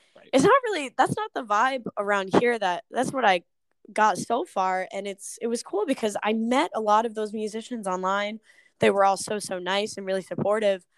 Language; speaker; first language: English; native; English